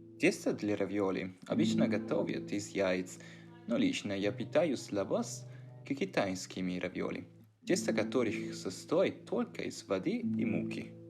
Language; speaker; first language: Russian; non-native, fluent; Italian